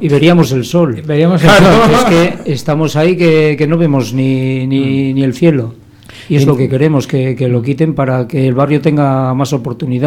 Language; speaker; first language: Spanish; native; Spanish